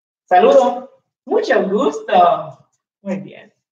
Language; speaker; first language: Spanish; early bilingual, heritage; Spanish